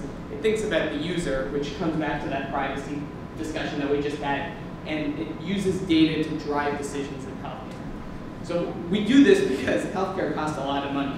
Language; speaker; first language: English; native; English